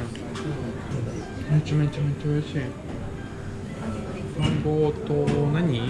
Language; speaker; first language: Japanese; non-native, fluent; Latvian